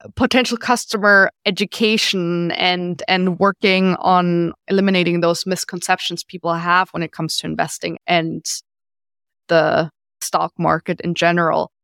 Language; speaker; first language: English; non-native, fluent; German